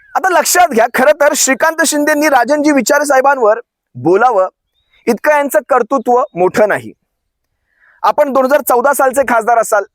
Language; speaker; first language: Marathi; native; Marathi